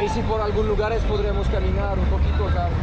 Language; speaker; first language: Spanish; non-native, learner; French